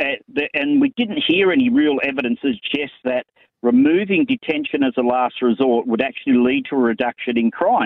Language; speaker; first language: English; native; English